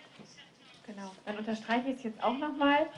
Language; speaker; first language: German; native; German